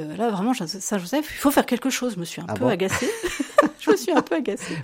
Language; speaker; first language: French; native; French